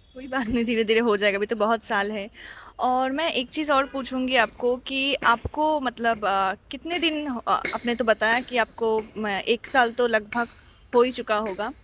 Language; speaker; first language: Hindi; non-native, local second language; Bangla